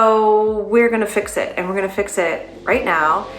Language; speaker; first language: English; native; English